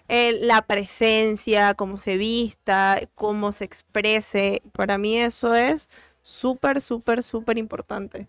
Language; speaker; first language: Spanish; native; Spanish